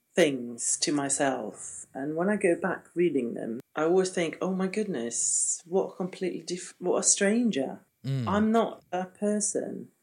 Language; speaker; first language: English; non-native, fluent; Swedish